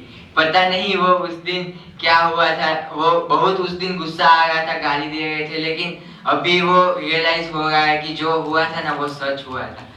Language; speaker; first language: Hindi; native; Hindi